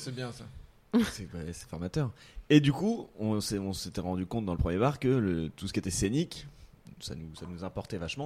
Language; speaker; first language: French; native; French